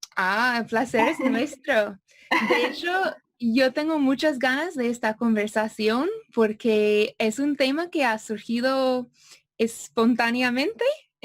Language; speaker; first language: Spanish; non-native, fluent; English